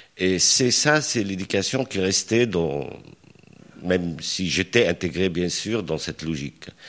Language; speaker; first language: French; non-native, local second language; Arabic